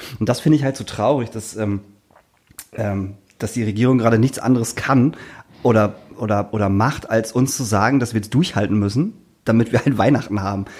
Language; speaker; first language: German; native; German